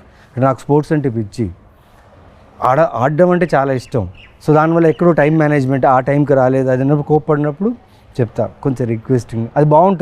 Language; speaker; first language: Telugu; native; Telugu